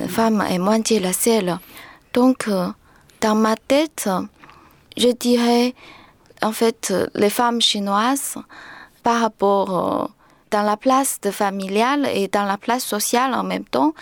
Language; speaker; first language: French; non-native, learner; Chinese